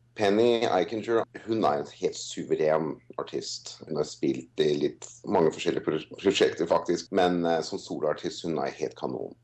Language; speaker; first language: Norwegian; non-native, fluent; English